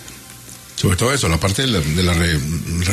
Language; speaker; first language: Spanish; native; Spanish